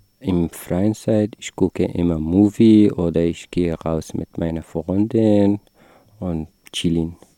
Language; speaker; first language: German; non-native, learner; Persian